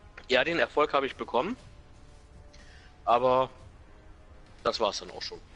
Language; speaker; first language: German; native; German